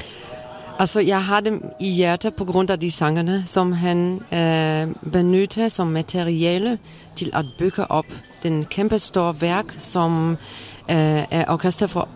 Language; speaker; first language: Danish; non-native, fluent; Polish